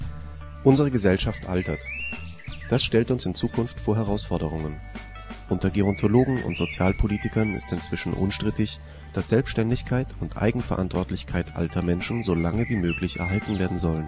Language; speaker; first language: German; native; German